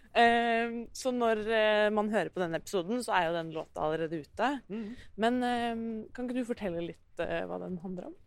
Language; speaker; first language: Norwegian; native; Norwegian